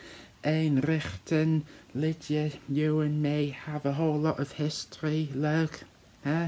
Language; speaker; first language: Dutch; non-native, learner; English